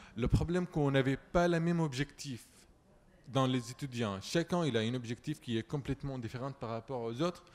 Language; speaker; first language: French; non-native, fluent; Arabic